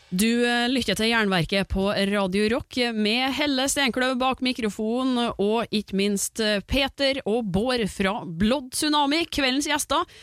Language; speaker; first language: Norwegian; native; Norwegian